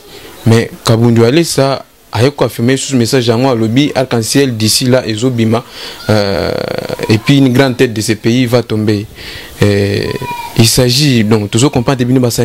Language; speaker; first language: French; non-native, local second language; Lingala